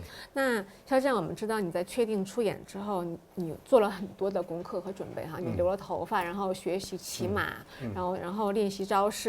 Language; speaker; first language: Chinese; native; Chinese